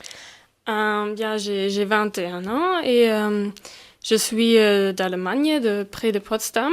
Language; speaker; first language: French; non-native, fluent; German